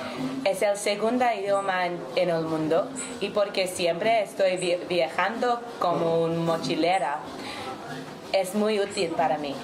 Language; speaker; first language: Spanish; non-native, learner; English